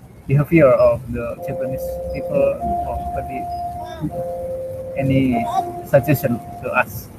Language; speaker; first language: English; non-native, learner; Indonesian